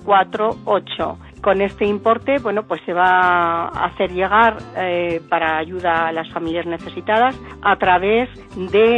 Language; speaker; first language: Spanish; native; Spanish